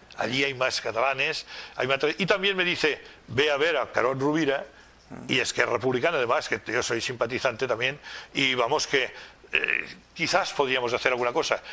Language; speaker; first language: Spanish; non-native, local second language; Catalan